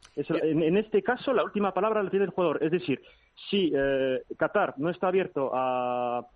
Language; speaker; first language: Spanish; early bilingual, heritage; French